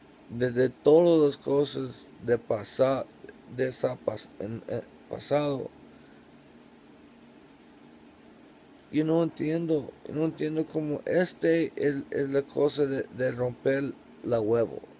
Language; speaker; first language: Spanish; non-native, learner; English